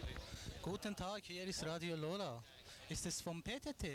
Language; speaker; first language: German; non-native, learner; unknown